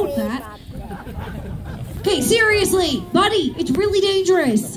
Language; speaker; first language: English; native; English